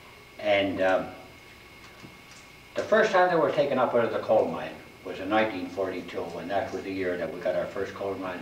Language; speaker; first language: English; native; English